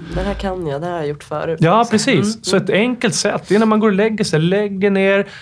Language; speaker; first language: Swedish; native; Swedish